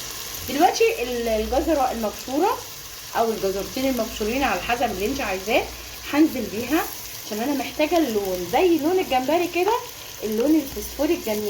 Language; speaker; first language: Arabic; native; Arabic